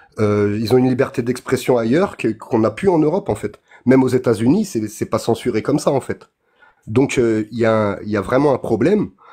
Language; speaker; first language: French; native; French